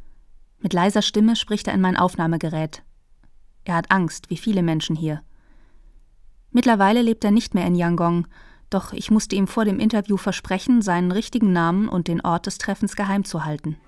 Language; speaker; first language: German; native; German